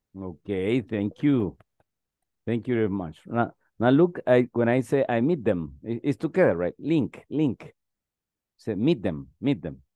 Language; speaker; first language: English; non-native, fluent; Spanish